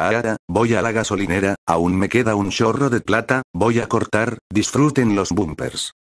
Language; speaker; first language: Spanish; native; Spanish